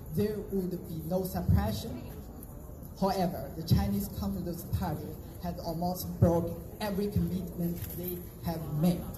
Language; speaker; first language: English; non-native, fluent; Chinese